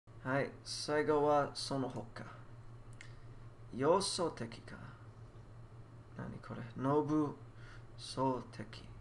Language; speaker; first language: Japanese; non-native, learner; English